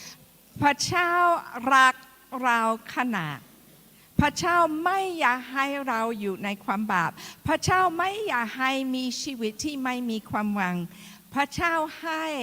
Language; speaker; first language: Thai; non-native, fluent; English